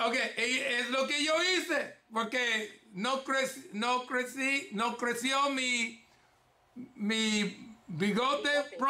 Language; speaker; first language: Spanish; early bilingual, heritage; English